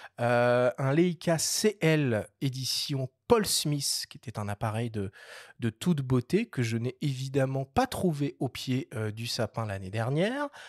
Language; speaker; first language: French; native; French